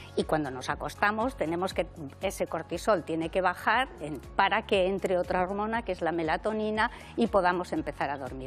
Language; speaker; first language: Spanish; native; Spanish